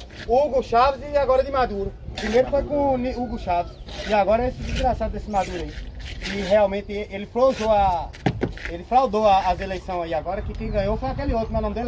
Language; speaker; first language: Portuguese; native; Portuguese